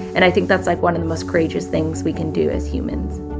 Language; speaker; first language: English; early bilingual, other home language; Hindi